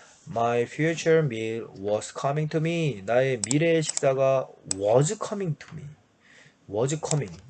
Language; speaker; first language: English; non-native, fluent; Korean